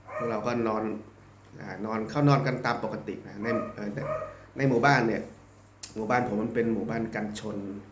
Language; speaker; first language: Thai; native; Thai